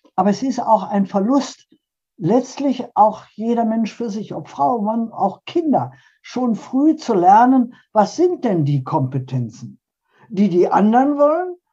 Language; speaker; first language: German; early bilingual, other home language; Polish